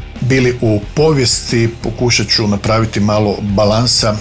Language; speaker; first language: Croatian; native; Croatian